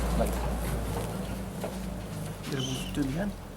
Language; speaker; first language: English; native; English